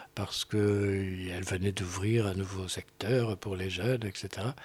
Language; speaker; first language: French; native; French